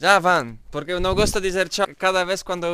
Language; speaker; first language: Spanish; non-native, learner; Polish